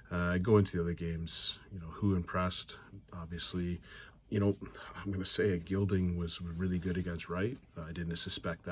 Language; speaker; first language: English; native; English